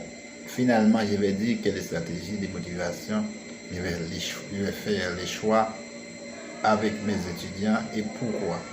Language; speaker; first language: French; non-native, learner; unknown